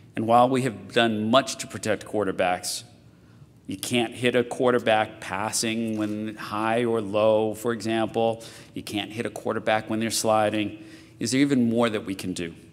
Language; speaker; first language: English; native; English